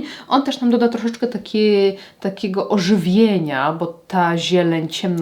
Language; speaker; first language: Polish; native; Polish